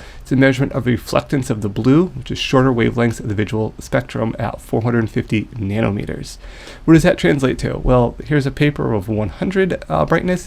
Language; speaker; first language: English; native; English